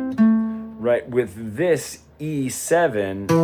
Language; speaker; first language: English; native; English